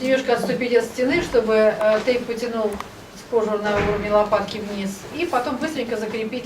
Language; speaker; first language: Russian; native; Russian